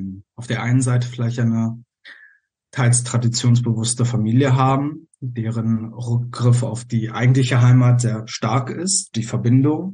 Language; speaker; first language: German; early bilingual, other home language; Armenian